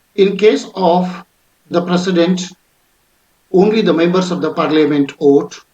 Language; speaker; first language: English; non-native, local second language; Kannada